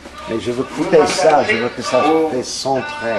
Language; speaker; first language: French; non-native, fluent; English